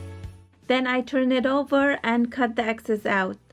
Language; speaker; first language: English; non-native, fluent; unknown